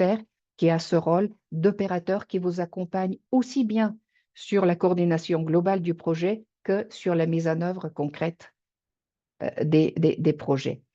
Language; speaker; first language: French; native; French